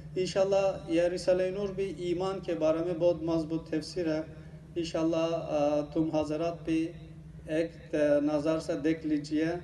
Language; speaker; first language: Urdu; non-native, learner; Turkish